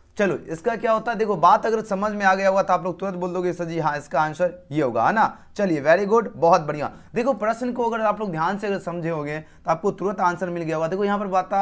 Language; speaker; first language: Hindi; native; Hindi